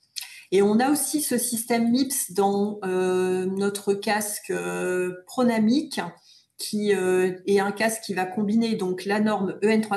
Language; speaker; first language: French; native; French